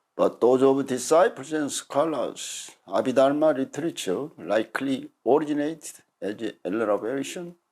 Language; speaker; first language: English; non-native, fluent; Korean